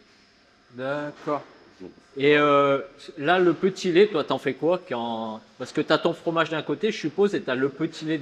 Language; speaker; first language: French; native; French